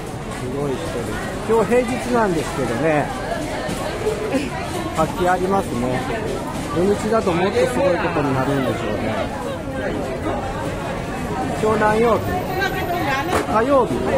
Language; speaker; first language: Japanese; native; Japanese